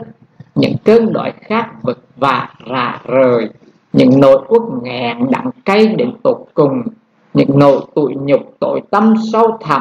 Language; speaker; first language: Vietnamese; native; Vietnamese